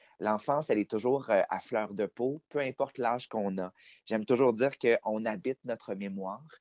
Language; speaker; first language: French; native; French